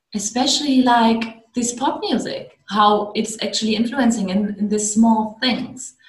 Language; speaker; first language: English; non-native, fluent; German